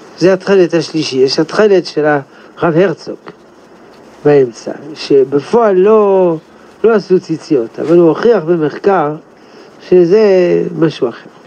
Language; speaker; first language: Hebrew; non-native, fluent; French